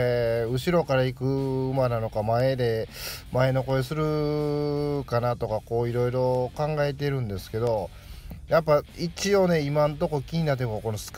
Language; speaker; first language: Japanese; native; Japanese